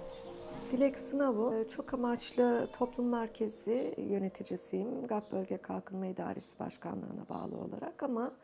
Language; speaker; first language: Turkish; native; Turkish